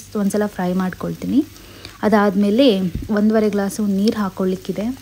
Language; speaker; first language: Kannada; non-native, local second language; Tulu